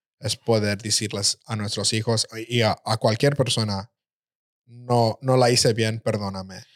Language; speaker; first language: Spanish; early bilingual, heritage; Spanish